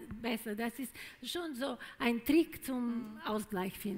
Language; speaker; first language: German; non-native, fluent; Bulgarian